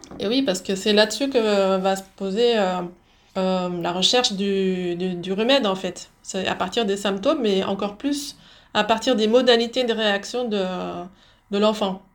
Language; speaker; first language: French; early bilingual, other home language; Dutch